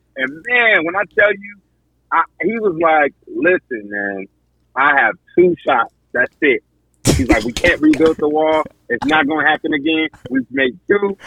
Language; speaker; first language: English; native; English